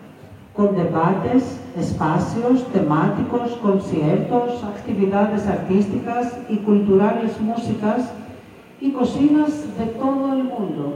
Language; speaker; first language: Spanish; non-native, fluent; Greek